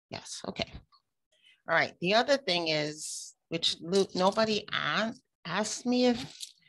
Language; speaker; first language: English; native; English